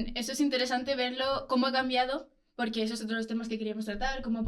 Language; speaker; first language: Spanish; native; Spanish